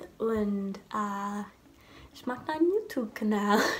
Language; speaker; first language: German; non-native, learner; English